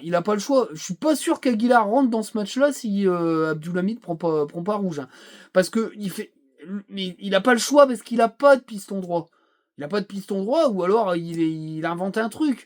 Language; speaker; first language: French; native; French